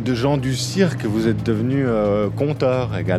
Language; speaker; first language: French; native; French